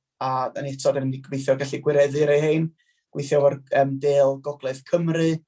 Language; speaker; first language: Welsh; native; Welsh